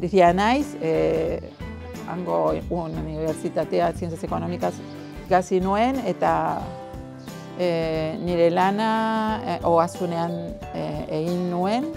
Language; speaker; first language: Basque; non-native, learner; Spanish